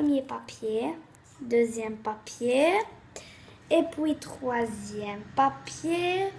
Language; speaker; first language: French; native; French